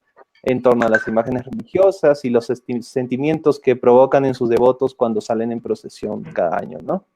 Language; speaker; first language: Spanish; native; Spanish